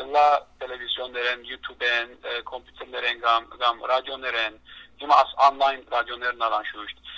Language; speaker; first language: Armenian; native; Armenian